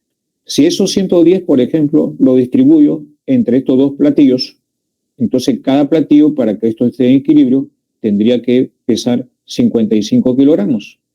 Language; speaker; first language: Spanish; native; Spanish